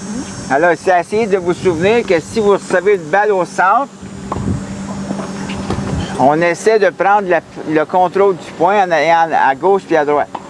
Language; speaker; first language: French; native; French